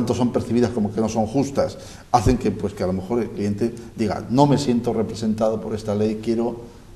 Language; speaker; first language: Spanish; native; Spanish